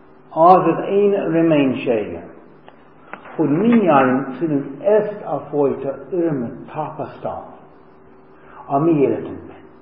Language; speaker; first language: Hungarian; non-native, fluent; English